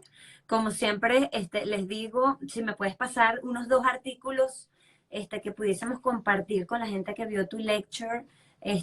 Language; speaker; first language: Spanish; native; Spanish